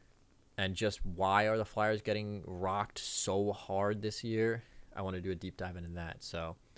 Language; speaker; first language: English; native; English